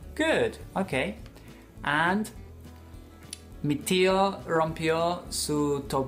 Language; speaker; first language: Spanish; non-native, fluent; English